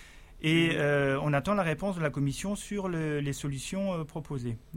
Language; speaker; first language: French; native; French